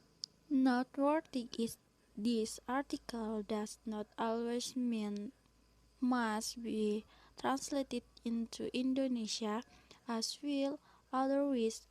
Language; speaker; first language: English; non-native, learner; Indonesian